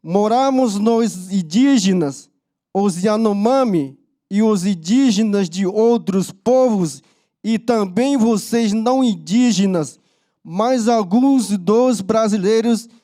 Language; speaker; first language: Portuguese; non-native, local second language; Yanomámi